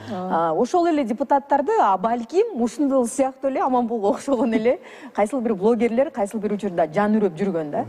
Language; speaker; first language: Kyrgyz; native; Kyrgyz